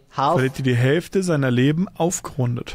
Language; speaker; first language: German; native; German